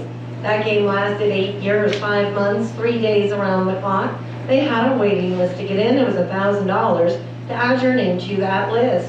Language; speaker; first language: English; native; English